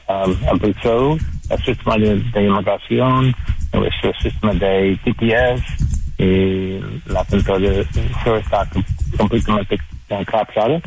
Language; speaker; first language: Spanish; non-native, learner; English